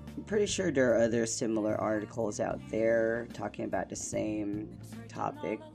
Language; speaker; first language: English; non-native, local second language; Filipino